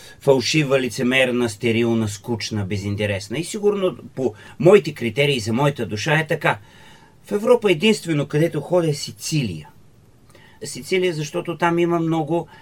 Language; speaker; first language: Bulgarian; native; Bulgarian